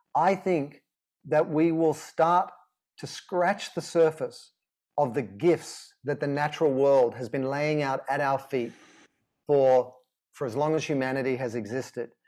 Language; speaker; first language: English; native; English